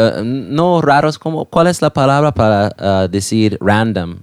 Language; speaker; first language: Spanish; non-native, learner; English